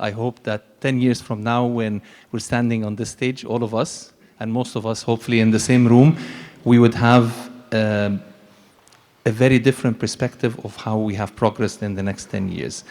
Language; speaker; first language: English; non-native, fluent; Arabic